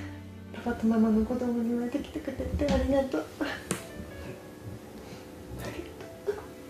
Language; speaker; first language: Japanese; native; Japanese